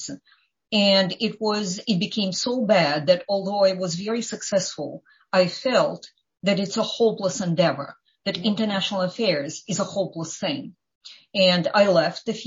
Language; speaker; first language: English; non-native, fluent; Ukrainian